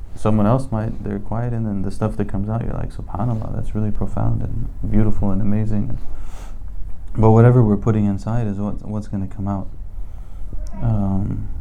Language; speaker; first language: English; native; English